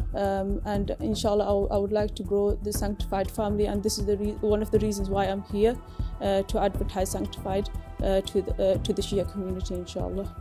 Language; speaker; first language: English; native; English